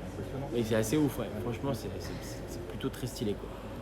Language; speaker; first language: French; native; French